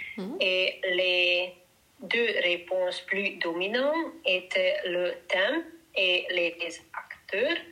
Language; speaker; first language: French; non-native, learner; Hungarian